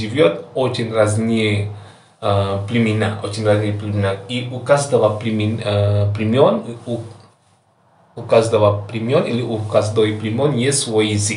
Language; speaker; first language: Russian; non-native, learner; Javanese